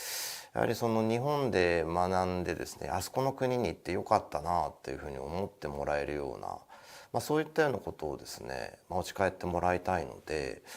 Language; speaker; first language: Japanese; native; Japanese